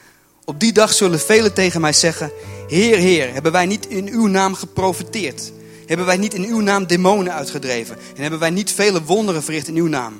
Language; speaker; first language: Dutch; native; Dutch